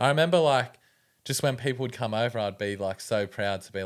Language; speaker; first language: English; native; English